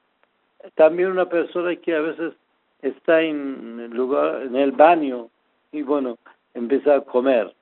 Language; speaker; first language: Spanish; non-native, fluent; Persian